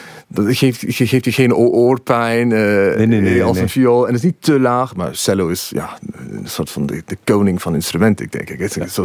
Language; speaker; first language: Dutch; non-native, fluent; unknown